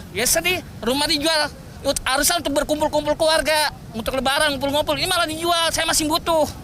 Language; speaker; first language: Indonesian; native; Indonesian